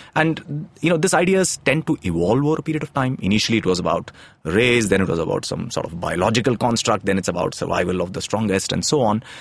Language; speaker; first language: English; non-native, local second language; Tamil